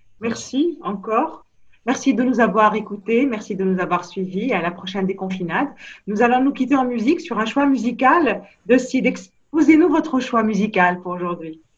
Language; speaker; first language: French; non-native, local second language; Arabic